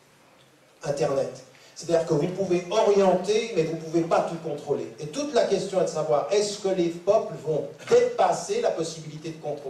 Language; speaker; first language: French; native; French